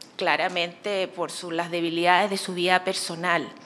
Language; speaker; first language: Spanish; native; Spanish